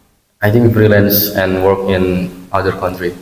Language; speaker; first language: English; non-native, learner; Indonesian